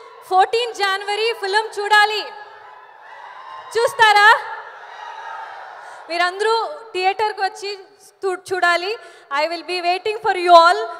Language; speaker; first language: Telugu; non-native, learner; Kannada